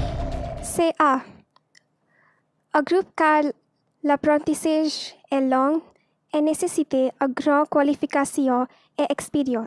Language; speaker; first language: French; non-native, learner; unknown